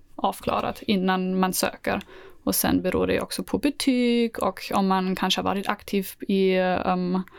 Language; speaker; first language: Swedish; non-native, fluent; German